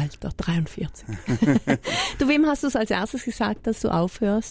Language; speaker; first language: German; native; German